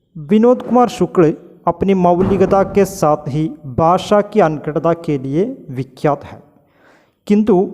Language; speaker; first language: Hindi; non-native, local second language; Malayalam